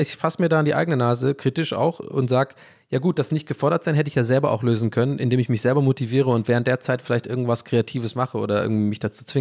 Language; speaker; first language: German; native; German